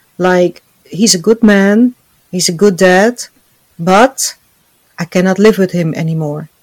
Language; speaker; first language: English; non-native, fluent; Dutch